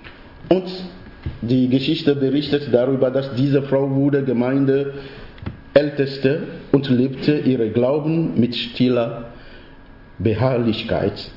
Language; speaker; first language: German; non-native, fluent; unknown